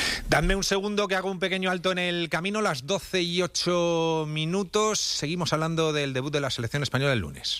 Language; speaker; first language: Spanish; native; Spanish